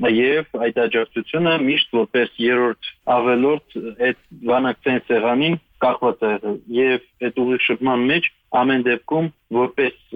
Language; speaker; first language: Armenian; native; Armenian